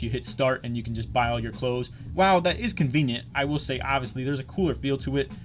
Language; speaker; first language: English; native; English